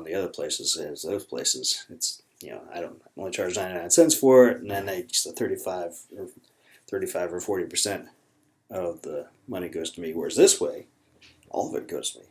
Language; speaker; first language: English; native; English